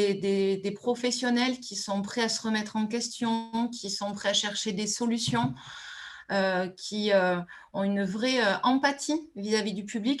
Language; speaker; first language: French; native; French